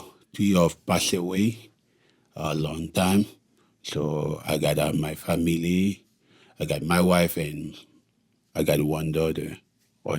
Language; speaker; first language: English; non-native, local second language; Haitian Creole